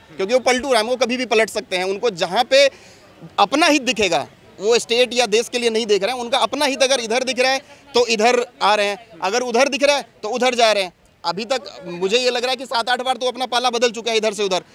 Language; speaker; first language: Hindi; native; Hindi